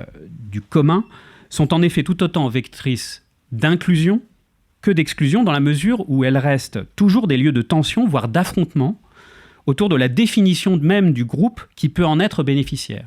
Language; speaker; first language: French; native; French